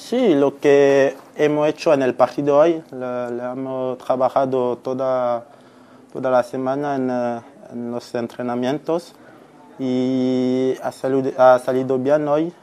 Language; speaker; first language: Spanish; non-native, fluent; French